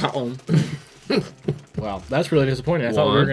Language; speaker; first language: English; native; English